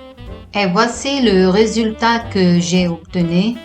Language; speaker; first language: French; non-native, fluent; Italian